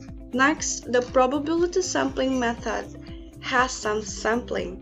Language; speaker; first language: English; non-native, learner; Indonesian